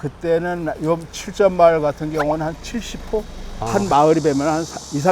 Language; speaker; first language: Korean; native; Korean